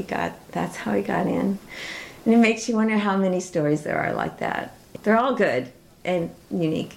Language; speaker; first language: English; native; English